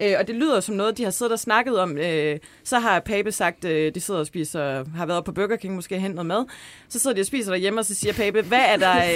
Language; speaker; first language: Danish; native; Danish